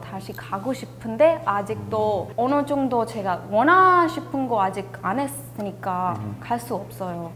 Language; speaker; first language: Korean; non-native, fluent; English